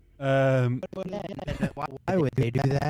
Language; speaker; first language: English; native; English